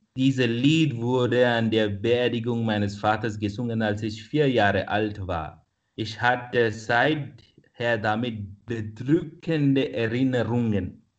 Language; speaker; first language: German; non-native, fluent; Kannada